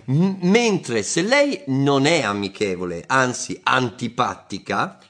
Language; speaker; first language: Italian; non-native, fluent; English